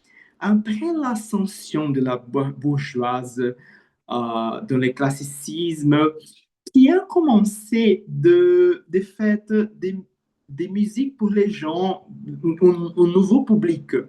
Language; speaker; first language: French; non-native, learner; Portuguese